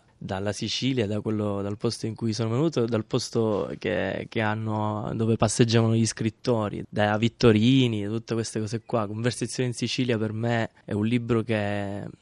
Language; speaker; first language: Italian; native; Italian